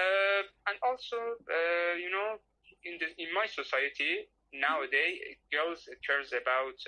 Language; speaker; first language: English; non-native, learner; Persian